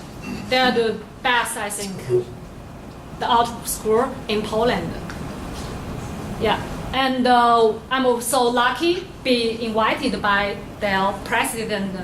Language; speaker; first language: English; non-native, learner; Chinese